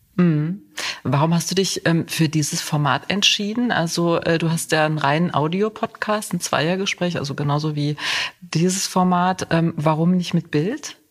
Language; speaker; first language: German; native; German